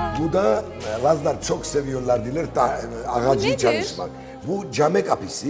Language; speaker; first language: Turkish; non-native, learner; Georgian